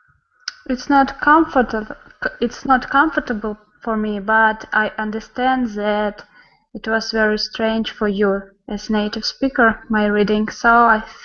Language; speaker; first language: English; non-native, learner; Russian